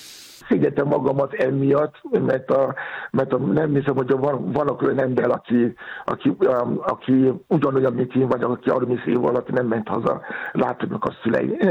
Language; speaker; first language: Hungarian; non-native, fluent; Yoruba